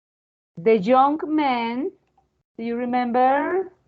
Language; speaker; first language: English; non-native, learner; Spanish